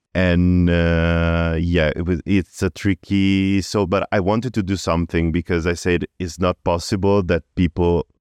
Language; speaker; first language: English; early bilingual, other home language; Italian